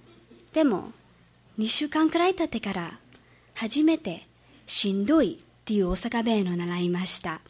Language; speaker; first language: Japanese; non-native, fluent; English